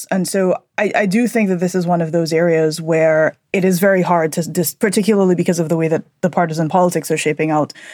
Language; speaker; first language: English; native; English